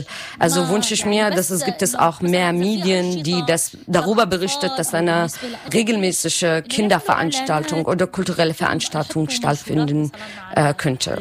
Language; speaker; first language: German; non-native, learner; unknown